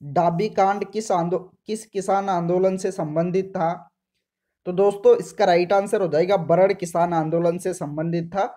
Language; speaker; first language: Hindi; native; Hindi